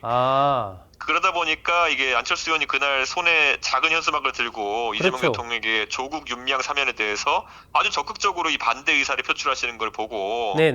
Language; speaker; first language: Korean; native; Korean